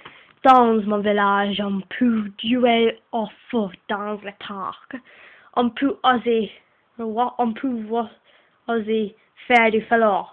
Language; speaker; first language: French; non-native, learner; English